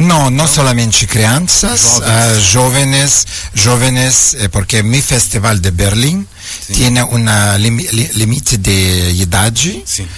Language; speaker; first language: Portuguese; non-native, learner; Ukrainian